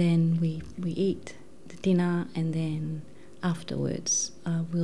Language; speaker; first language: English; non-native, fluent; Danish